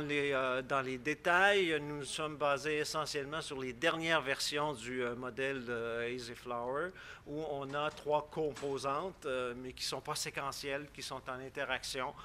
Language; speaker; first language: French; native; French